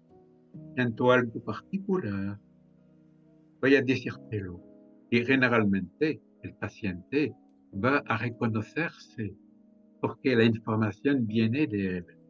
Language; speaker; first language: Spanish; non-native, fluent; French